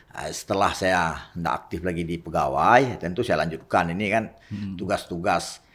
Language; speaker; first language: Indonesian; non-native, local second language; Achinese